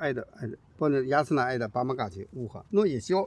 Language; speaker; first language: Russian; non-native, learner; Chinese